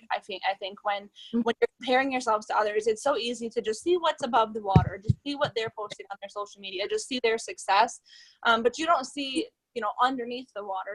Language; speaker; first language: English; native; English